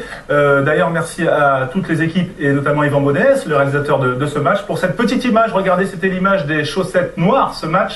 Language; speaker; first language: French; native; French